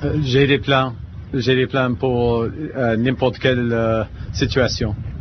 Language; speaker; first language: French; non-native, fluent; English